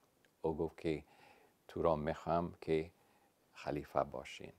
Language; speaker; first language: Persian; non-native, fluent; English